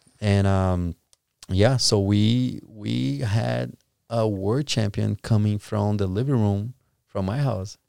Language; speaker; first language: English; non-native, fluent; Portuguese